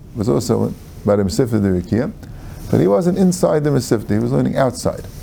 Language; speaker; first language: English; native; English